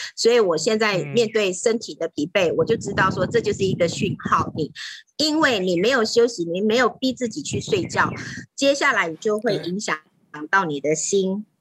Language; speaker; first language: Chinese; native; Chinese